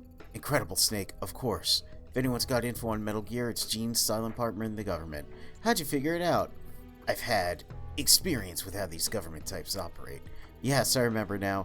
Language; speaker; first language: English; native; English